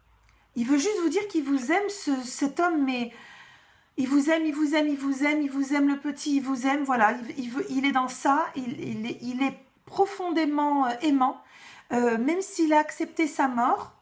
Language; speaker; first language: French; native; French